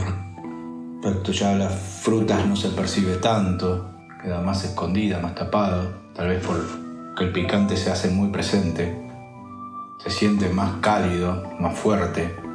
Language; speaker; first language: Spanish; native; Spanish